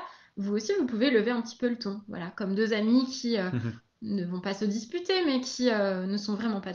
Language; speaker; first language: French; native; French